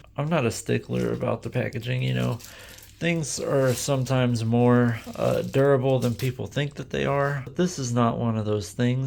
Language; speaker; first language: English; native; English